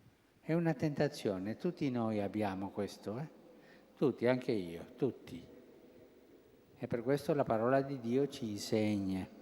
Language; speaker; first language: Italian; non-native, fluent; Spanish